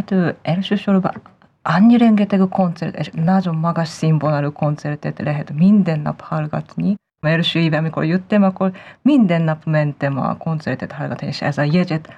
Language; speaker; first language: Hungarian; non-native, fluent; Japanese